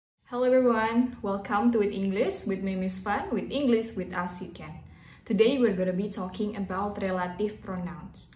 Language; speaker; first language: English; non-native, fluent; Indonesian